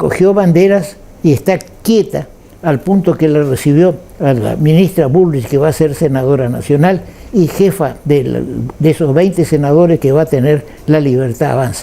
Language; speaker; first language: Spanish; native; Spanish